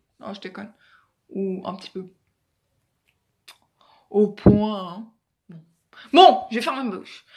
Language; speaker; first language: French; native; French